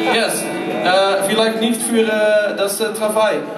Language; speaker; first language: German; non-native, learner; Dutch